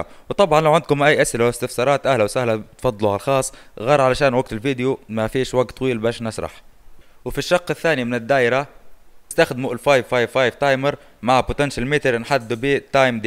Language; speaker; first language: Arabic; native; Arabic